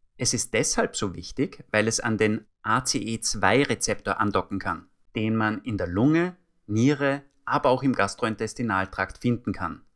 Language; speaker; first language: German; native; German